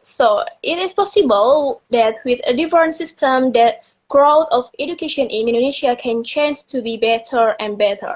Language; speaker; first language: English; non-native, learner; Indonesian